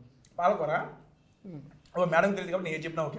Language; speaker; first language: Telugu; native; Telugu